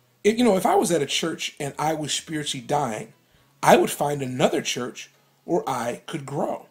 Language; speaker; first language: English; native; English